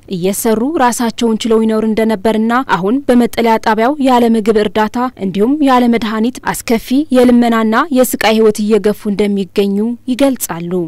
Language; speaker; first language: Amharic; non-native, local second language; Tigrinya